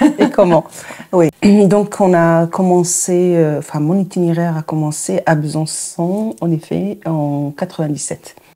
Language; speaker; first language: French; non-native, local second language; Arabic